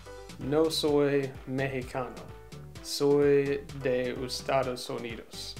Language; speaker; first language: Spanish; non-native, learner; English